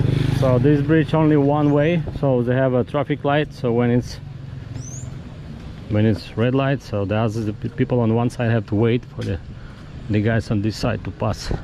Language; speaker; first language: English; non-native, fluent; Russian